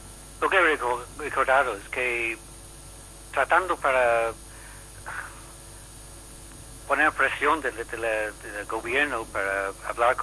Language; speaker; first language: Spanish; non-native, learner; English